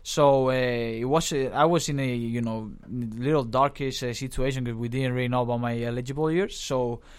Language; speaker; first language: English; non-native, fluent; Spanish